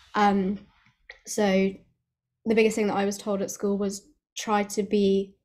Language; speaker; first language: English; native; English